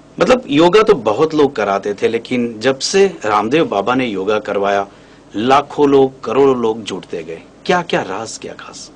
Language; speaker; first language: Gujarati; native; Gujarati